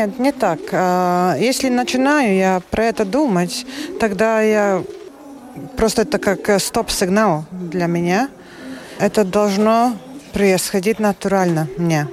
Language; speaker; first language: Russian; non-native, local second language; Latvian